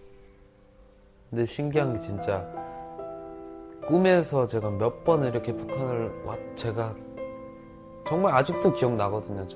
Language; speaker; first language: Korean; native; Korean